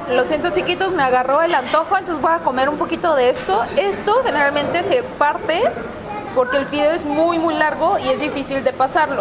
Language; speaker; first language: Spanish; early bilingual, other home language; Korean